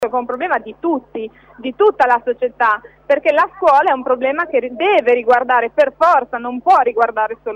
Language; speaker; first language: Italian; native; Italian